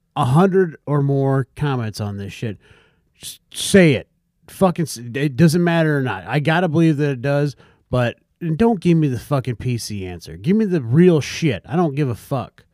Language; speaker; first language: English; native; English